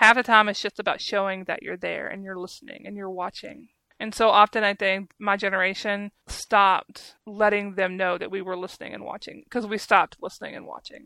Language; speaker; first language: English; native; English